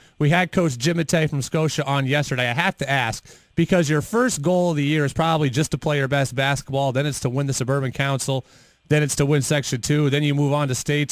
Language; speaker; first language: English; native; English